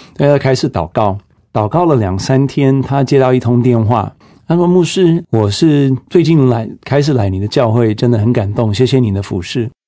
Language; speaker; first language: Chinese; non-native, fluent; English